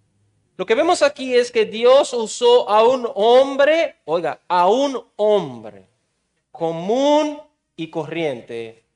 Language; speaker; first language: Spanish; native; Spanish